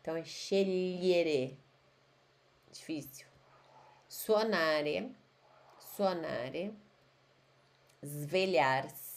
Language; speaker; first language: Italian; non-native, fluent; Portuguese